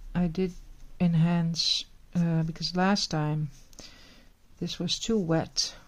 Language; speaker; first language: English; non-native, fluent; Dutch